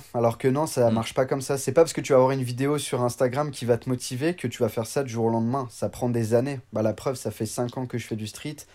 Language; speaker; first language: French; native; French